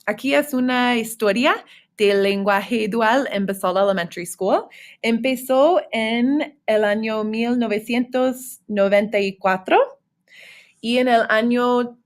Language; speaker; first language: Spanish; non-native, fluent; English